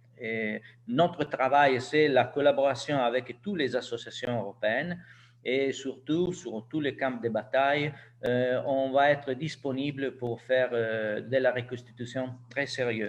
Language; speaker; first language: French; non-native, learner; Italian